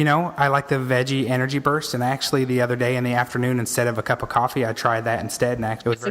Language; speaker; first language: English; native; English